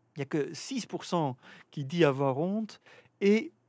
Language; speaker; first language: French; native; French